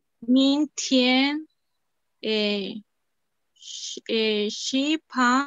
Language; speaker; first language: Chinese; non-native, learner; Spanish